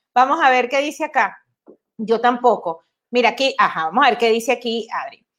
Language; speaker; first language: Spanish; native; Spanish